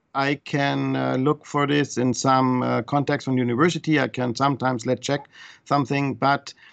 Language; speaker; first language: English; non-native, fluent; German